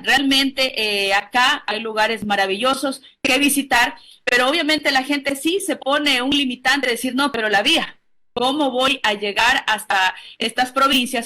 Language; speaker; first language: Spanish; native; Spanish